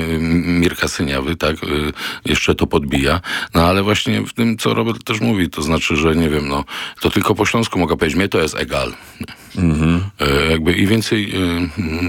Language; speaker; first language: Polish; non-native, local second language; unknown